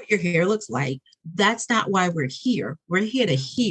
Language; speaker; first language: English; native; English